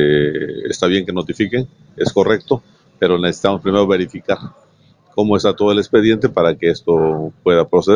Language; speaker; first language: Spanish; native; Spanish